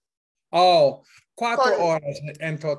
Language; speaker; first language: Spanish; non-native, fluent; English